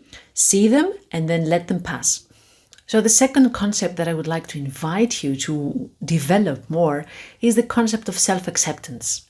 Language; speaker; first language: English; non-native, fluent; Greek